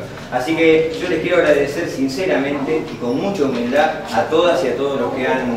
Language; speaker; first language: Spanish; native; Spanish